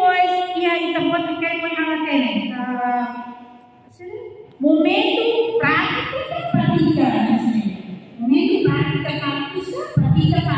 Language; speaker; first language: Portuguese; non-native, learner; Tetum